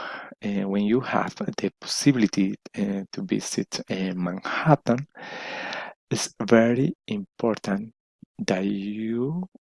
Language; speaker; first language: English; non-native, learner; Spanish